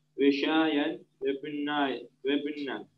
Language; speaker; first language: Arabic; non-native, learner; Turkish